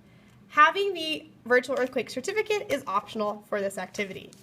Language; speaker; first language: English; native; English